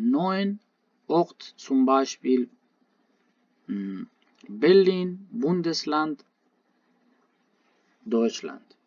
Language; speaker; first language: German; non-native, learner; Baluchi